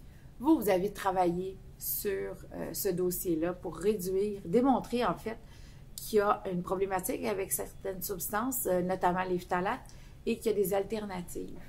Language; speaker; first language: French; native; French